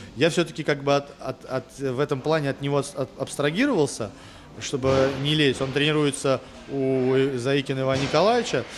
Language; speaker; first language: Russian; native; Russian